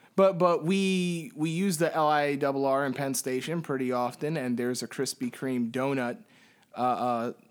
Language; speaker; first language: English; early bilingual, heritage; Spanish